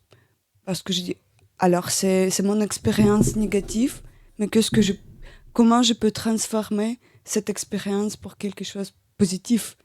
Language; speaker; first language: French; non-native, learner; Russian